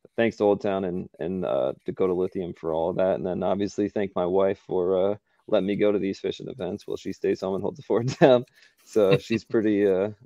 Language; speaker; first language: English; native; English